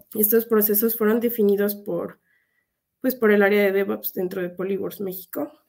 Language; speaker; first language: Spanish; native; Spanish